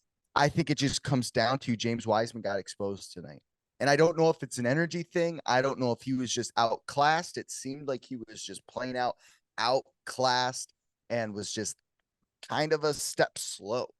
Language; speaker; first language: English; native; English